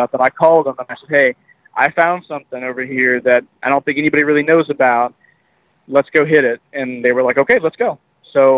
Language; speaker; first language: English; native; English